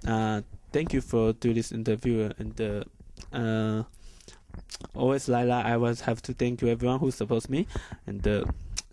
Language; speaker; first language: English; non-native, learner; Chinese